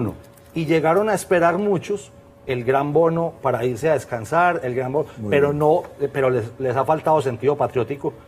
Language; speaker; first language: Spanish; native; Spanish